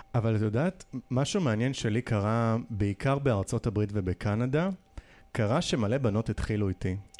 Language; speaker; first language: Hebrew; native; Hebrew